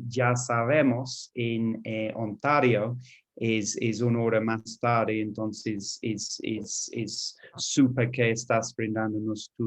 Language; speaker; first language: Spanish; non-native, fluent; English